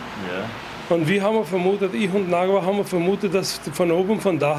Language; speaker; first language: German; non-native, fluent; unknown